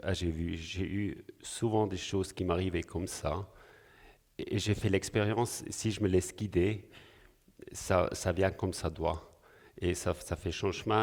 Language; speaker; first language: French; non-native, local second language; German